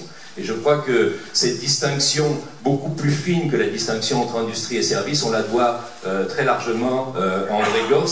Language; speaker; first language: French; native; French